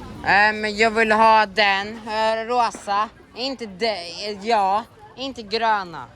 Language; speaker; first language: Swedish; early bilingual, other home language; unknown